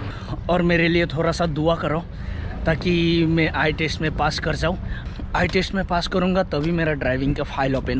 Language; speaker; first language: Hindi; non-native, local second language; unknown